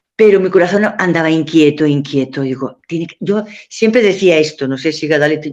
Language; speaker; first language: Spanish; native; Spanish